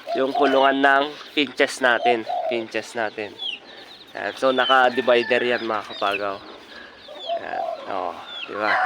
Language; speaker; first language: Filipino; native; Filipino